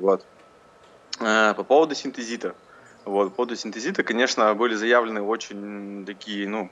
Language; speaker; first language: Russian; native; Russian